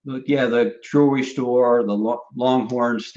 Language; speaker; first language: English; native; English